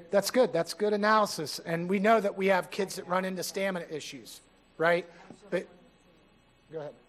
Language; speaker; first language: English; native; English